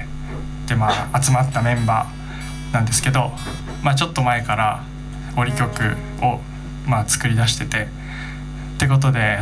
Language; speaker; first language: Japanese; native; Japanese